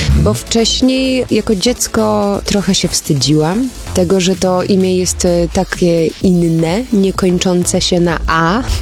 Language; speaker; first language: Polish; early bilingual, other home language; German